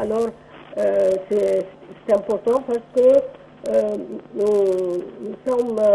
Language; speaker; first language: French; non-native, local second language; Arabic